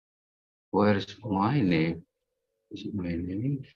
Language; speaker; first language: English; non-native, fluent; Indonesian